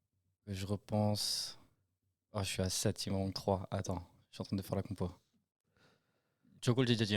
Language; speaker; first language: French; native; French